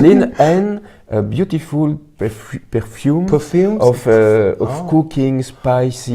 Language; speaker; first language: English; non-native, learner; French